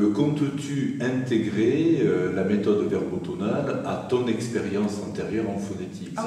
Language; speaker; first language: French; native; French